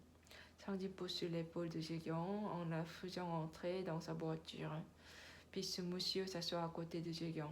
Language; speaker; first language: French; non-native, learner; Korean